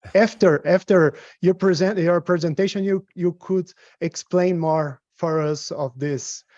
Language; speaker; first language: English; non-native, fluent; Portuguese